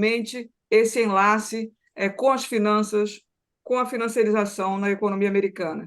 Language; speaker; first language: Portuguese; native; Portuguese